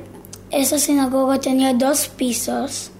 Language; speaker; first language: Spanish; early bilingual, heritage; Hebrew